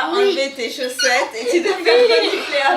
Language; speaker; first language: French; native; French